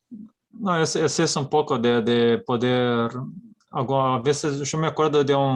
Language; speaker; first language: Spanish; non-native, fluent; Portuguese